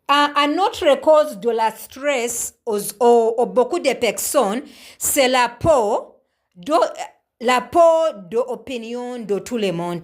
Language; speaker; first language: French; non-native, learner; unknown